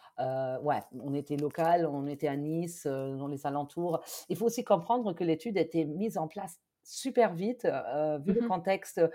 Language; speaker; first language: French; non-native, fluent; German